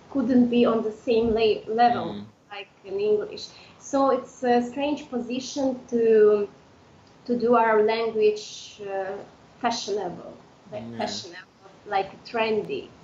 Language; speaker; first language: English; non-native, fluent; Udmurt